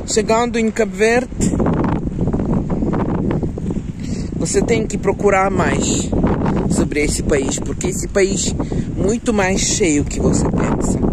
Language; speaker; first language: Portuguese; non-native, fluent; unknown